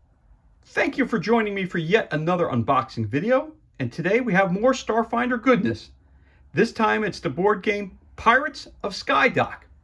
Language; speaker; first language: English; native; English